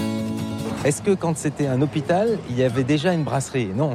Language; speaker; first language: French; native; French